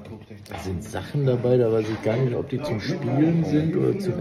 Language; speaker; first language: German; native; German